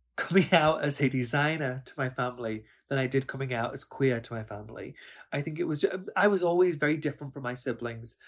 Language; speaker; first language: English; early bilingual, other home language; Urdu